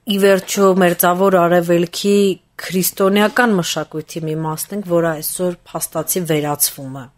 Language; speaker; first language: Armenian; native; Armenian